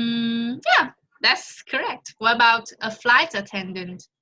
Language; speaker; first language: English; non-native, fluent; Vietnamese